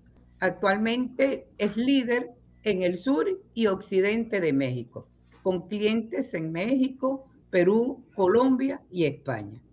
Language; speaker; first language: Spanish; native; Spanish